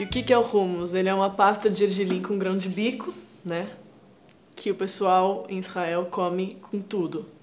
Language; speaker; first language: Portuguese; native; Portuguese